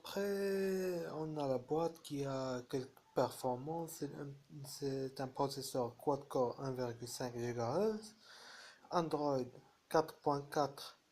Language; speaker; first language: French; non-native, fluent; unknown